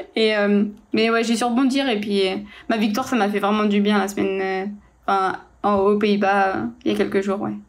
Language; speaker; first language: French; native; French